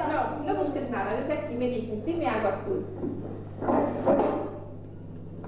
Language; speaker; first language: Spanish; native; Spanish